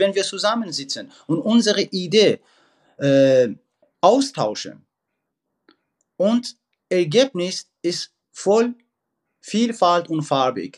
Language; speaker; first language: German; non-native, fluent; Persian